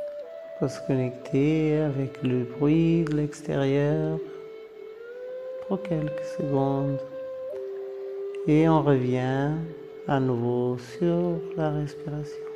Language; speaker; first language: French; non-native, fluent; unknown